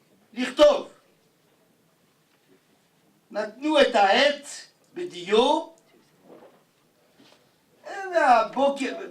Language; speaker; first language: Hebrew; non-native, fluent; Yiddish